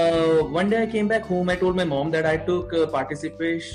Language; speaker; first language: English; non-native, local second language; Bangla